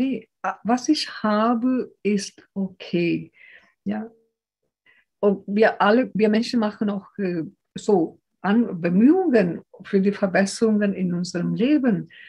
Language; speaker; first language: German; non-native, fluent; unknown